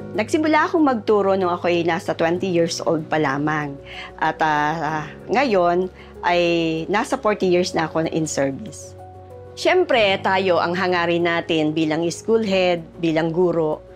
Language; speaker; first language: Filipino; native; Filipino